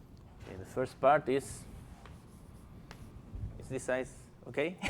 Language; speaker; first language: English; non-native, fluent; Spanish